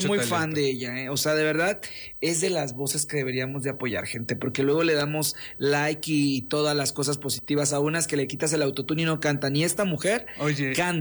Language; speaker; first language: Spanish; native; Spanish